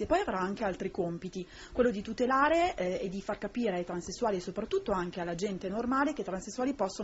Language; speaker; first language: Italian; native; Italian